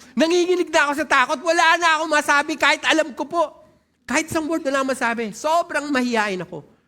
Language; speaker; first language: Filipino; non-native, local second language; Waray